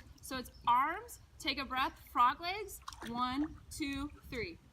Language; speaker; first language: English; native; English